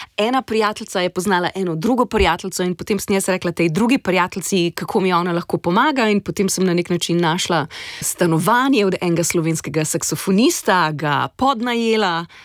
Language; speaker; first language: Slovenian; native; Slovenian